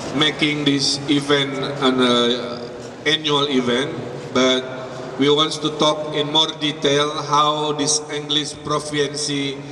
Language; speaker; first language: English; non-native, fluent; Indonesian